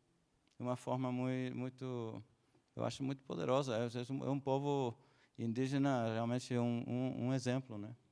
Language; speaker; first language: Portuguese; non-native, fluent; Spanish